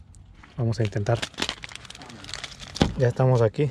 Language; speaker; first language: Spanish; native; Spanish